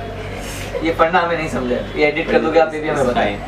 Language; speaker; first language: Hindi; native; Hindi